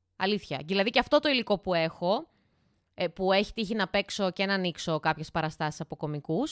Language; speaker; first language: Greek; native; Greek